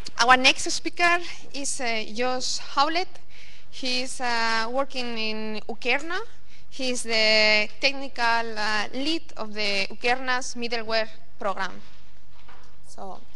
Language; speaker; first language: English; non-native, fluent; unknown